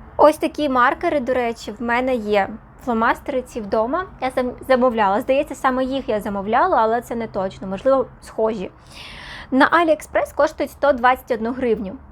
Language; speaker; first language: Ukrainian; non-native, local second language; Russian